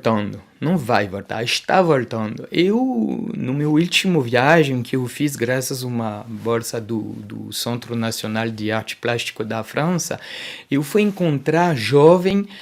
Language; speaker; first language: Portuguese; non-native, fluent; French